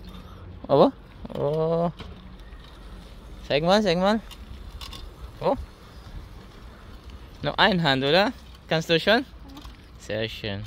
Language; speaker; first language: German; non-native, learner; Filipino